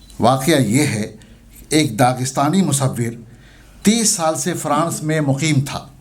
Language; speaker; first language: Urdu; native; Urdu